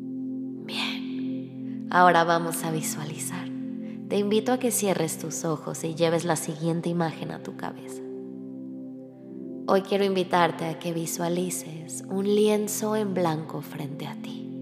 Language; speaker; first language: Spanish; native; Spanish